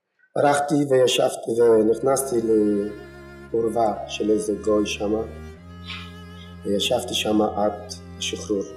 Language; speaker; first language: Hebrew; non-native, fluent; Yiddish